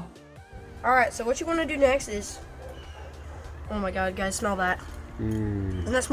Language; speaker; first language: English; native; English